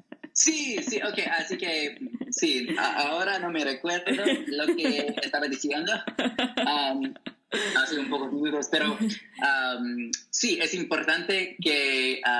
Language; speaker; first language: Spanish; non-native, learner; English